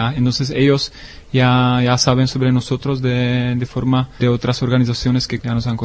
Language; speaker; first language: Spanish; non-native, learner; Czech